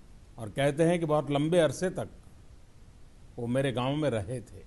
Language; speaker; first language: Hindi; non-native, local second language; Gujarati